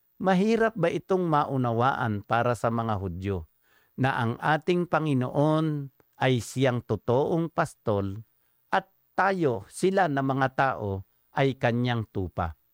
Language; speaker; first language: Filipino; native; Filipino